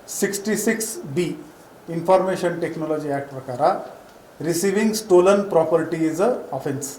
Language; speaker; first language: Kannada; non-native, fluent; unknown